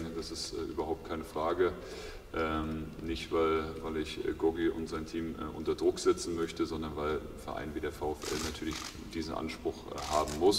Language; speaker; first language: German; native; German